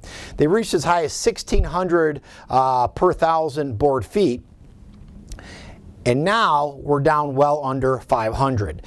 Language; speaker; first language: English; native; English